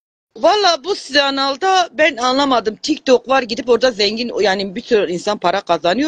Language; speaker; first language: Turkish; native; Turkish